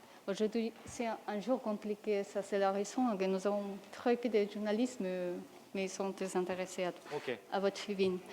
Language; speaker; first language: French; non-native, learner; Spanish